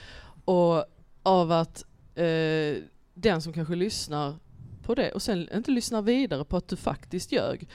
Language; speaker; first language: Swedish; native; Swedish